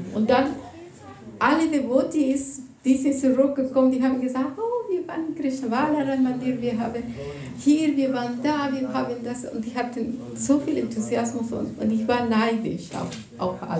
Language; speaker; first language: German; non-native, fluent; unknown